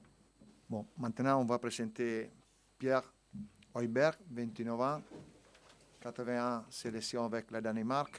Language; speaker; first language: French; non-native, fluent; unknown